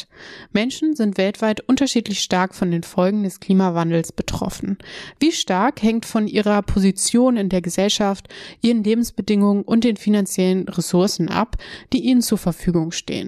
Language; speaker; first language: German; native; German